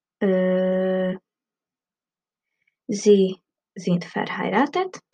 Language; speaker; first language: German; non-native, learner; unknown